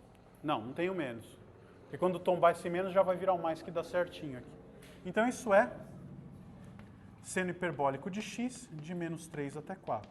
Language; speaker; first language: Portuguese; native; Portuguese